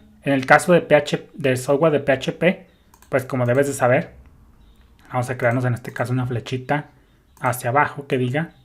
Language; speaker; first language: Spanish; native; Spanish